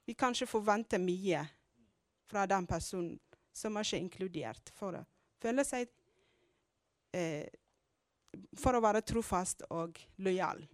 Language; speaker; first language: Norwegian; non-native, fluent; Amharic